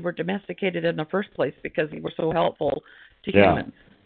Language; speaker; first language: English; native; English